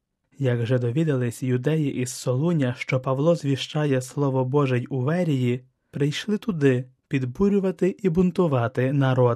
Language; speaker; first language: Ukrainian; native; Ukrainian